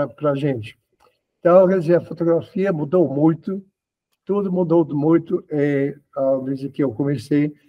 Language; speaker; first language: Portuguese; early bilingual, other home language; Spanish